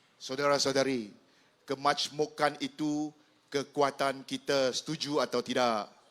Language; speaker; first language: Malay; non-native, local second language; Chinese